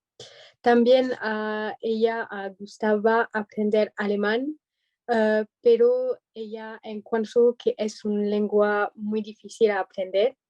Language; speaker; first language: Spanish; non-native, learner; French